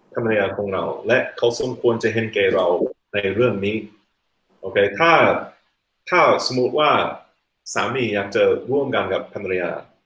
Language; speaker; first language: Thai; non-native, fluent; English